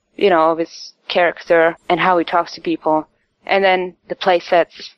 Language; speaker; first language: English; non-native, fluent; Italian